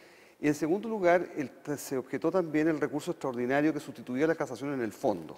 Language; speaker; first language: Spanish; native; Spanish